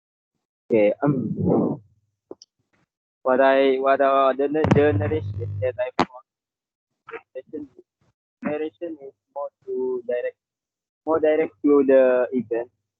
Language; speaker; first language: English; non-native, local second language; Malay